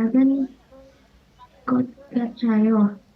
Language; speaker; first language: Korean; non-native, learner; Indonesian